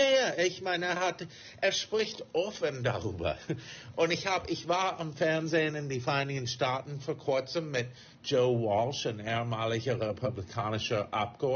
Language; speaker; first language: German; non-native, fluent; English